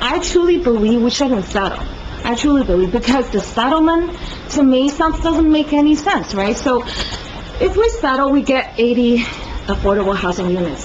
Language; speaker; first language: English; non-native, fluent; Chinese